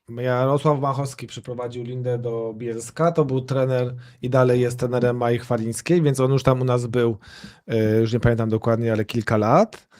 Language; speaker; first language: Polish; native; Polish